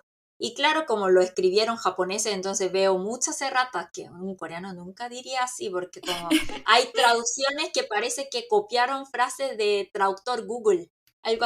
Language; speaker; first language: Spanish; non-native, local second language; Korean